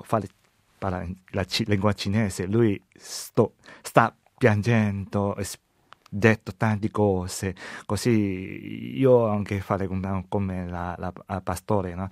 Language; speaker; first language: Italian; non-native, learner; Chinese